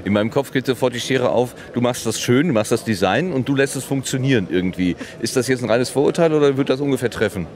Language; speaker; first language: German; native; German